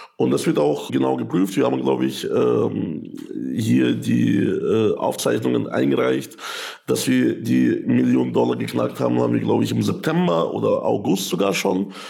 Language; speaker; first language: German; early bilingual, other home language; Russian